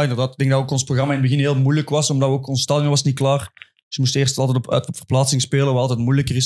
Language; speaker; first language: Dutch; native; Dutch